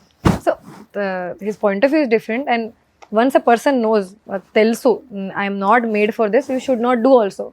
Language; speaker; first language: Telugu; non-native, fluent; Hindi